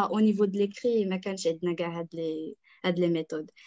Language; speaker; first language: French; non-native, local second language; Arabic